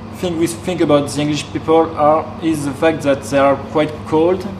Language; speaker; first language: English; non-native, fluent; French